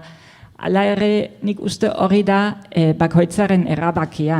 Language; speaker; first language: Basque; non-native, fluent; German